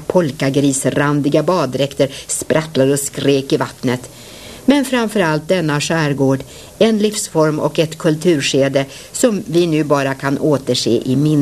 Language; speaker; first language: Swedish; native; Swedish